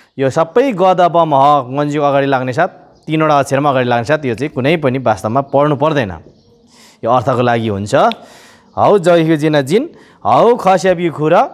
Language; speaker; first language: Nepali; non-native, local second language; Eastern Tamang